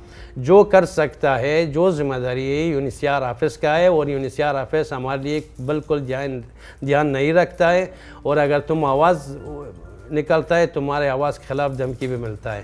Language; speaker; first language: Hindi; non-native, fluent; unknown